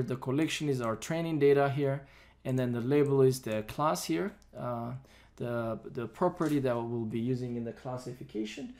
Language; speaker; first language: English; non-native, fluent; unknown